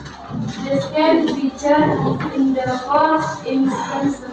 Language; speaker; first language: English; non-native, learner; Indonesian